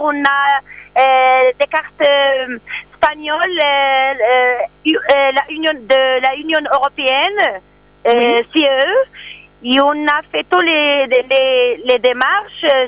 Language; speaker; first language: French; non-native, learner; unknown